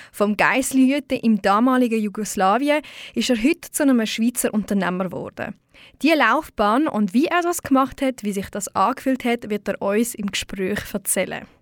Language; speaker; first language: German; early bilingual, other home language; Swiss German